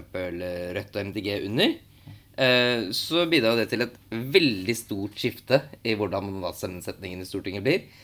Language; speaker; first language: Norwegian; native; Norwegian